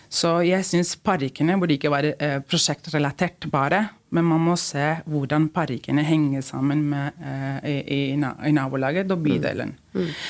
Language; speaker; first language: Norwegian; non-native, fluent; Spanish